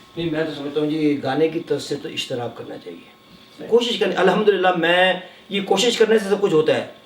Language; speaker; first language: Urdu; native; Urdu